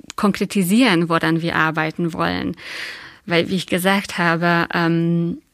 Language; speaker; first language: German; non-native, fluent; Hungarian